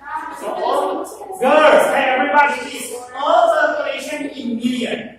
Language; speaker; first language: English; non-native, learner; Indonesian